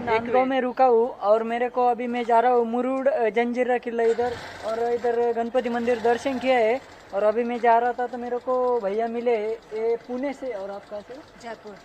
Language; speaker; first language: Hindi; non-native, local second language; Marathi